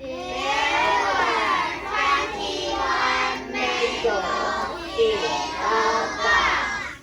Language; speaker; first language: English; non-native, learner; Chinese